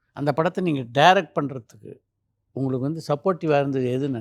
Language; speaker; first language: Tamil; native; Tamil